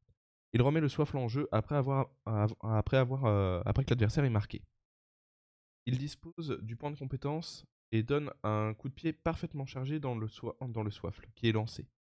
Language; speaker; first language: French; native; French